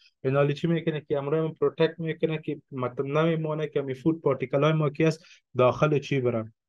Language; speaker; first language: English; non-native, fluent; Persian